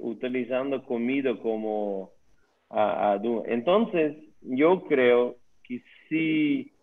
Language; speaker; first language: Spanish; non-native, learner; Dutch